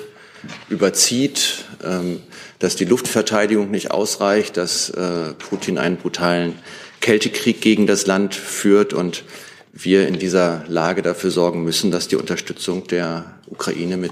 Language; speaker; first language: German; native; German